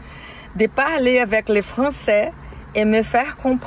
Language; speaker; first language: French; non-native, learner; Portuguese